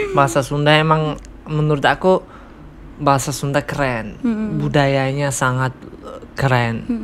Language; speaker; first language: Indonesian; non-native, fluent; Tajik